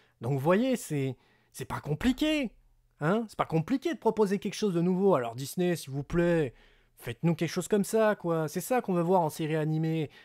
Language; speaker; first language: French; native; French